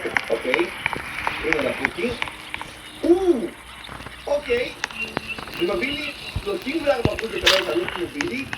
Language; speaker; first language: Hebrew; native; Hebrew